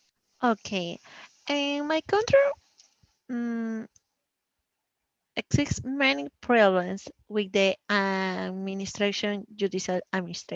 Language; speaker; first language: English; non-native, learner; Spanish